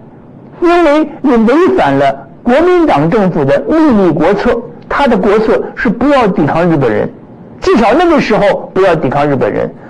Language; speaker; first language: Chinese; native; Chinese